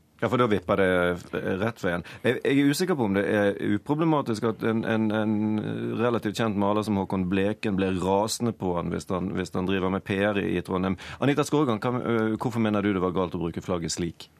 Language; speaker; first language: Norwegian; native; Norwegian